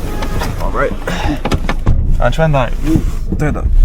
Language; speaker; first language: Chinese; non-native, learner; English